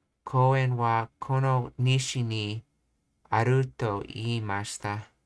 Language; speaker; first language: Japanese; non-native, learner; English